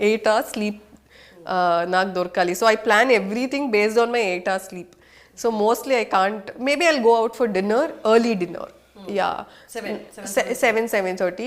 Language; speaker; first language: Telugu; non-native, fluent; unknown